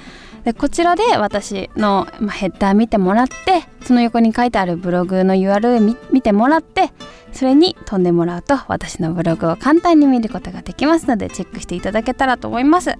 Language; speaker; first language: Japanese; native; Japanese